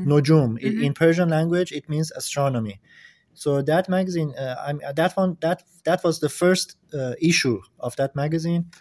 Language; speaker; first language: English; non-native, fluent; Persian